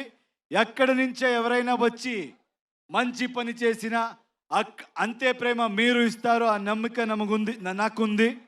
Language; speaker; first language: Telugu; non-native, learner; Kannada